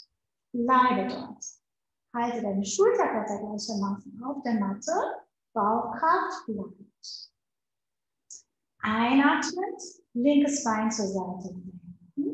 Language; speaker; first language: German; native; German